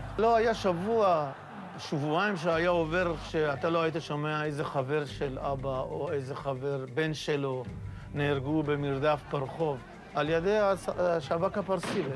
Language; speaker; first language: Hebrew; non-native, fluent; Persian